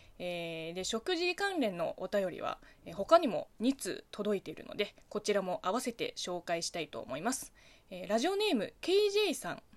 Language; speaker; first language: Japanese; non-native, fluent; Chinese